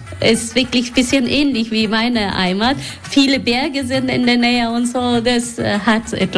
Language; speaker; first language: German; non-native, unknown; Persian